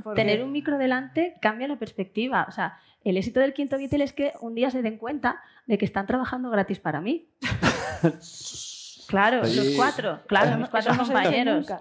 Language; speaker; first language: Spanish; native; Spanish